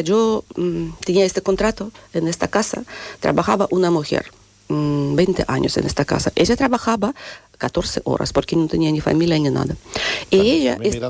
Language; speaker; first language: Spanish; non-native, fluent; Russian